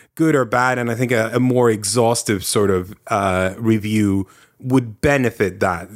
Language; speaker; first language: English; non-native, fluent; Lithuanian